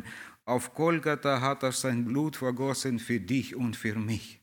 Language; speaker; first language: German; early bilingual, heritage; German